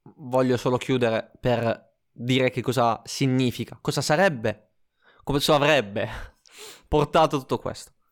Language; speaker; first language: Italian; native; Italian